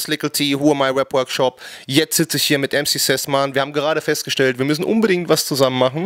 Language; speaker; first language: German; native; German